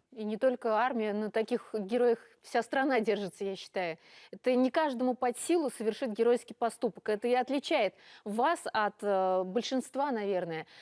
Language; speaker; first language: Russian; native; Russian